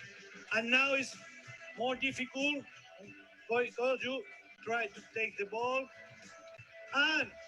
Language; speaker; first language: English; non-native, learner; Spanish